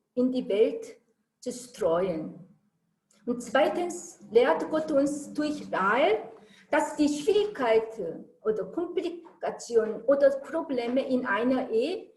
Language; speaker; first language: German; non-native, learner; Korean